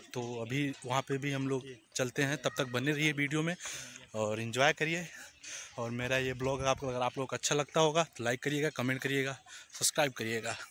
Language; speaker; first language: Hindi; native; Hindi